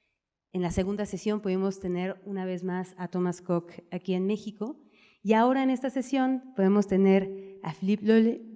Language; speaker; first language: Spanish; native; Spanish